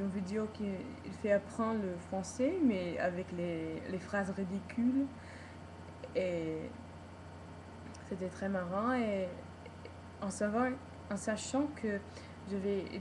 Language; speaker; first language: French; non-native, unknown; English